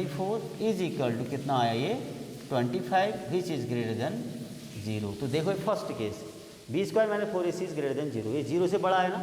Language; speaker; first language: Hindi; native; Hindi